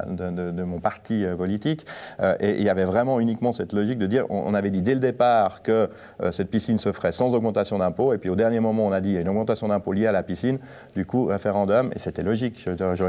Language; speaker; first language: French; native; French